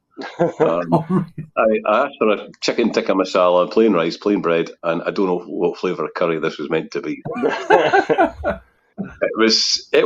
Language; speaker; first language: English; native; English